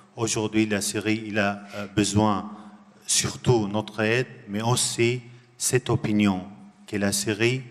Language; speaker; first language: French; non-native, learner; Arabic